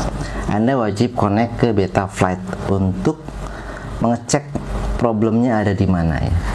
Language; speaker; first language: Indonesian; native; Indonesian